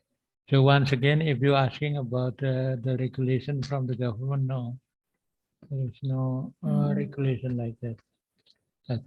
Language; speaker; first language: English; non-native, learner; Indonesian